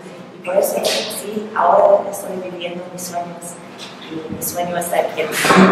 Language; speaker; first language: Spanish; non-native, learner; English